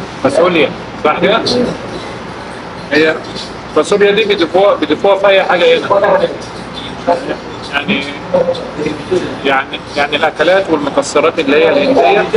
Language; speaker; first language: Arabic; native; Arabic